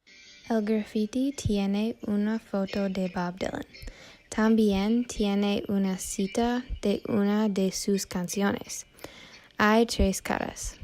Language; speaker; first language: Spanish; non-native, learner; English